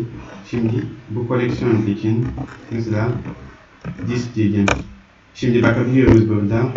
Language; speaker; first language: Turkish; non-native, learner; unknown